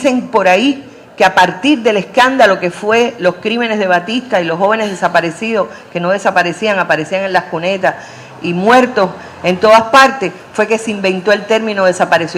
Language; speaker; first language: Spanish; native; Spanish